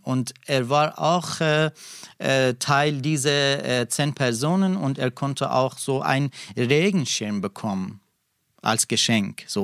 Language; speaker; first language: German; non-native, learner; Persian